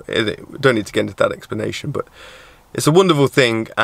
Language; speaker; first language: English; native; English